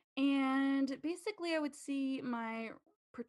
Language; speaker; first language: English; native; English